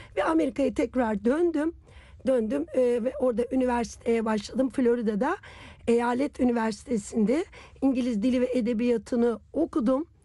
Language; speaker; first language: Turkish; native; Turkish